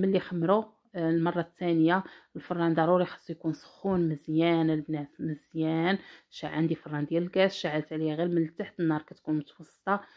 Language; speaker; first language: Arabic; native; Arabic